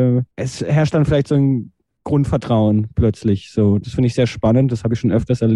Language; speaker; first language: German; native; German